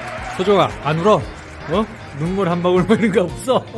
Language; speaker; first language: Korean; native; Korean